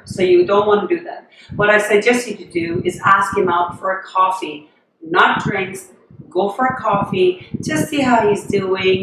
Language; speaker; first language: English; non-native, fluent; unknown